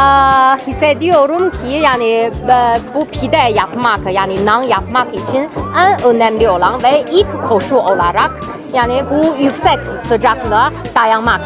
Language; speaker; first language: Turkish; non-native, learner; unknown